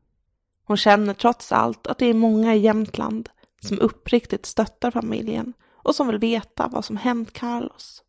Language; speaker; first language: Swedish; native; Swedish